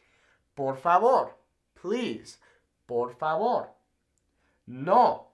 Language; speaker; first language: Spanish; non-native, fluent; English